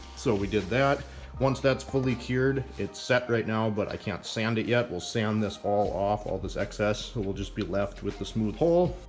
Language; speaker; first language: English; native; English